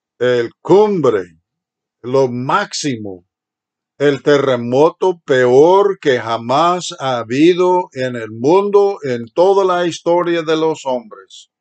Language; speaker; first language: Spanish; non-native, fluent; English